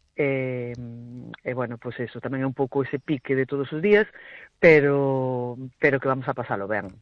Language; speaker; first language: Galician; native; Galician